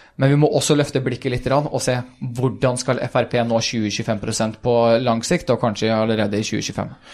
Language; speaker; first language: Norwegian; early bilingual, other home language; Swedish